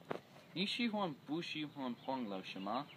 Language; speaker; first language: Chinese; non-native, learner; English